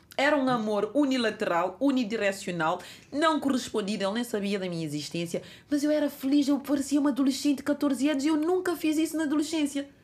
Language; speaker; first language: Portuguese; non-native, local second language; Kabuverdianu